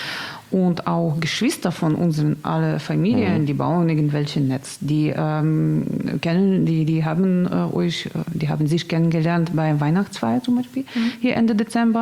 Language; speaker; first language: German; non-native, learner; Russian